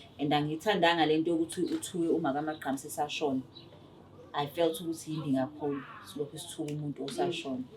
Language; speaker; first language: Zulu; native; Zulu